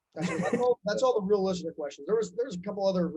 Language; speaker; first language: English; native; English